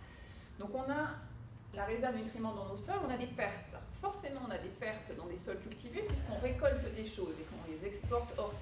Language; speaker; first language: French; native; French